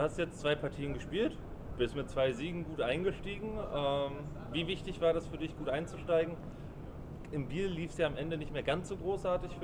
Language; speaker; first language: German; native; German